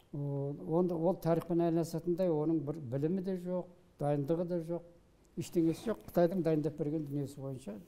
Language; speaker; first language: Kazakh; native; Kazakh